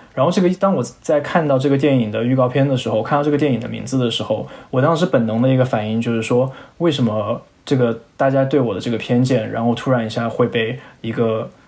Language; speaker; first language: Chinese; native; Chinese